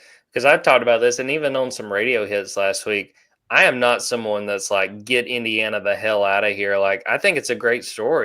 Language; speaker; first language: English; native; English